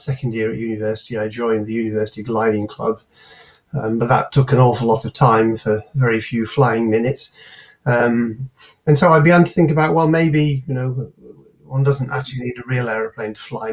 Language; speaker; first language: English; native; English